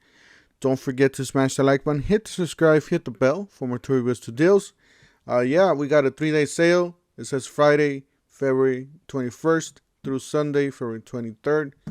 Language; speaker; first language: English; native; English